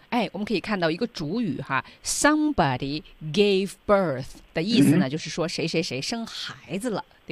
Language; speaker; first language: Chinese; native; Chinese